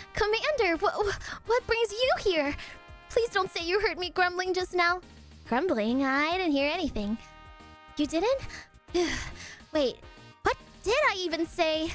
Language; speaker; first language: English; native; English